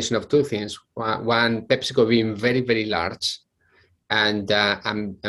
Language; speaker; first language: English; non-native, fluent; Spanish